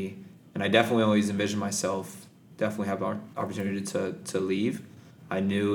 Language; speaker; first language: English; native; English